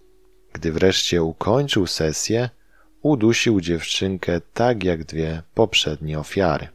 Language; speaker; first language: Polish; native; Polish